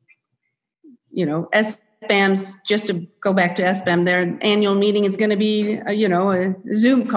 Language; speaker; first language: English; non-native, fluent; Swedish